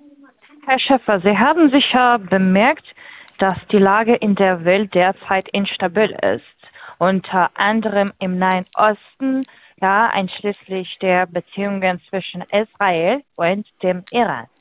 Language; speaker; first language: German; non-native, fluent; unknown